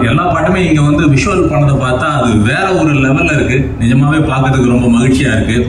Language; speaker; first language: Tamil; native; Tamil